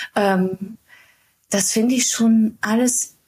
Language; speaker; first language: German; native; German